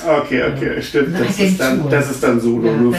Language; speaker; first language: German; native; German